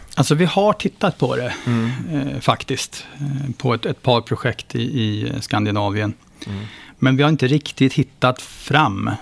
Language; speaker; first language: Swedish; native; Swedish